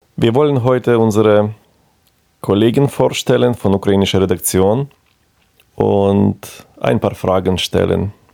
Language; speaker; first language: German; non-native, fluent; Ukrainian